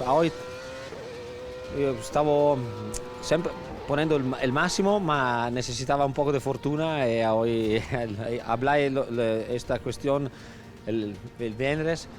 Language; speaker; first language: Spanish; non-native, learner; Italian